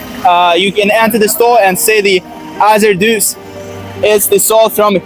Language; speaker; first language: English; non-native, fluent; Azerbaijani